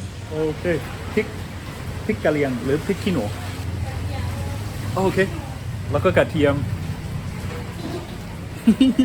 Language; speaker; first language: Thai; non-native, learner; English